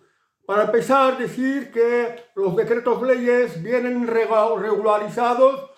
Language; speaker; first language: Spanish; native; Spanish